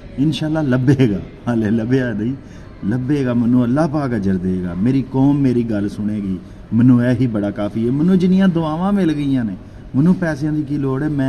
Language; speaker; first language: Punjabi; native; Punjabi